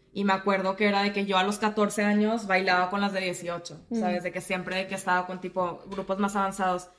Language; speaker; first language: Spanish; native; Spanish